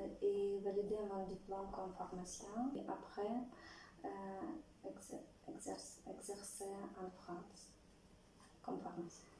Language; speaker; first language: French; non-native, learner; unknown